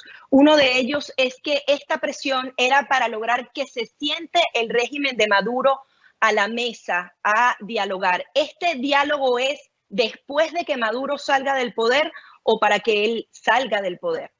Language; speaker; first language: Spanish; native; Spanish